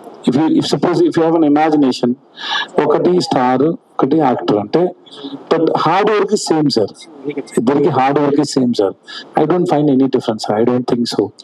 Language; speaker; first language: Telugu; non-native, learner; Tamil